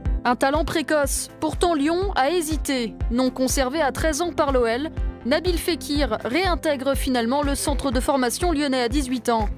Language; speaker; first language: French; native; French